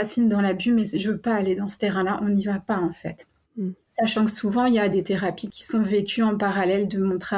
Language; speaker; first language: French; native; French